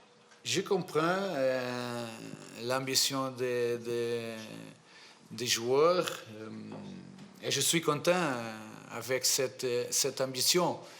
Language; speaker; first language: French; non-native, fluent; Portuguese